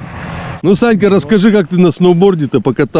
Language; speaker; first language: Russian; native; Russian